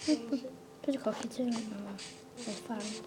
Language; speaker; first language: Welsh; non-native, local second language; English